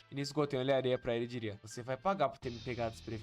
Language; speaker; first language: Portuguese; native; Portuguese